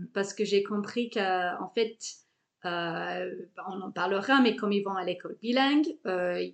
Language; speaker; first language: French; non-native, fluent; English